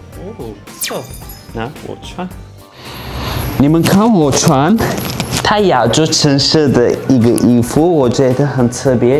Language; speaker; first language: Chinese; non-native, fluent; Turkish